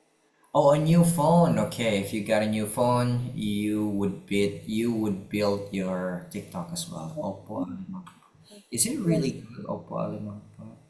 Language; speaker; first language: English; non-native, fluent; Indonesian